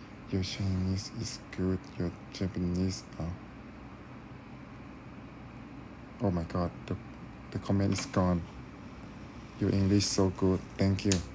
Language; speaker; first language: English; non-native, learner; Thai